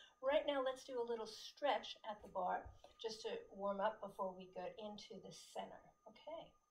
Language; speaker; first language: English; native; English